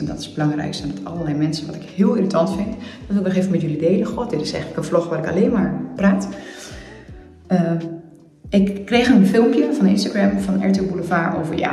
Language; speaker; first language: Dutch; native; Dutch